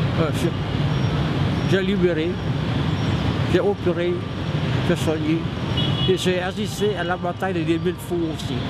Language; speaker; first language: French; non-native, local second language; Vietnamese